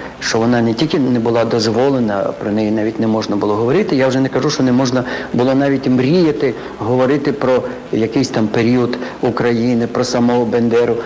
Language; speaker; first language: Ukrainian; native; Ukrainian